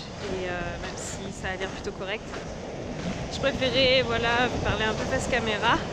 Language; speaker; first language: French; native; French